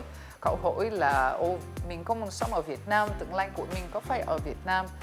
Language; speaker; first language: Vietnamese; non-native, fluent; Russian